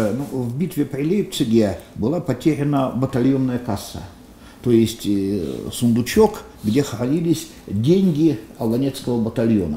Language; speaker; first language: Russian; native; Russian